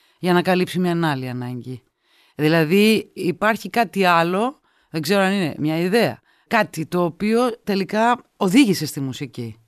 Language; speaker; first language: Greek; native; Greek